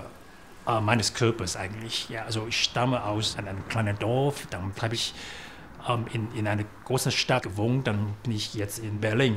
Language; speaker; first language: German; non-native, fluent; Chinese